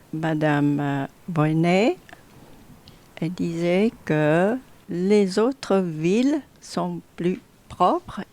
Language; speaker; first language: French; non-native, fluent; Vietnamese